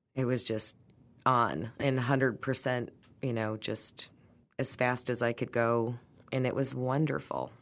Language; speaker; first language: English; native; English